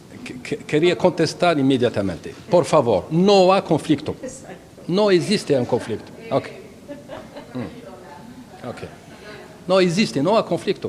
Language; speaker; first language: Spanish; non-native, fluent; Arabic